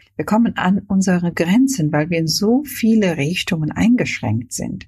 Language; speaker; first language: German; non-native, fluent; Hungarian